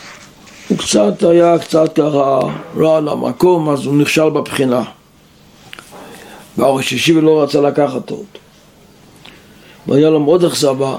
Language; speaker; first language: Hebrew; non-native, local second language; Yiddish